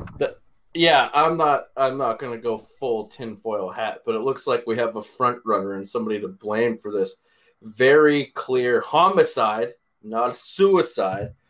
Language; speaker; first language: English; native; English